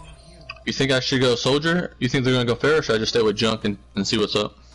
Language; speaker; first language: English; native; English